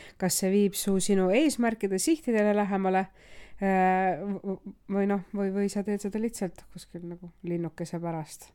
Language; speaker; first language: Estonian; non-native, local second language; Russian